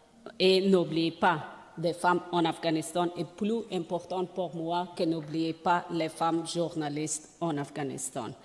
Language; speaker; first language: French; non-native, learner; Persian